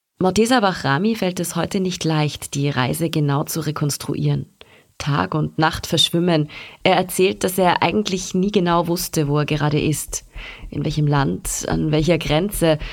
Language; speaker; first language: German; native; German